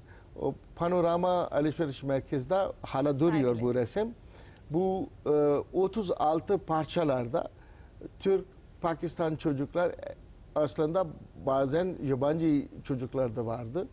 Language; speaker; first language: Turkish; non-native, learner; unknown